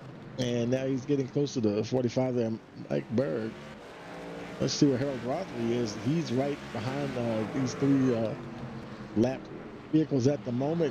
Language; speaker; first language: English; native; English